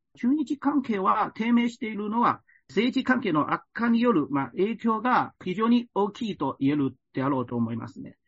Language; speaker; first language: Japanese; non-native, fluent; Chinese